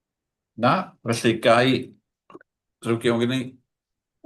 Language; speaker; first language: Welsh; native; Welsh